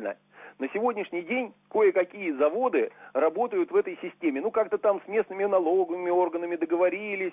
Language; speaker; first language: Russian; native; Russian